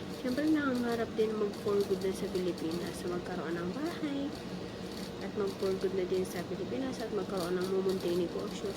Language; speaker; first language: Filipino; non-native, local second language; Bikol